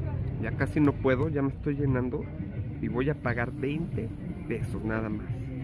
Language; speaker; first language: Spanish; native; Spanish